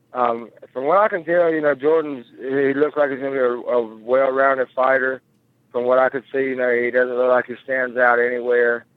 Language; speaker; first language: English; native; English